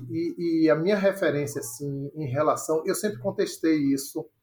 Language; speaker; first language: Portuguese; native; Portuguese